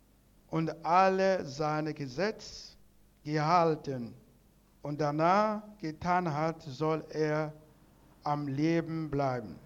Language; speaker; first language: German; non-native, learner; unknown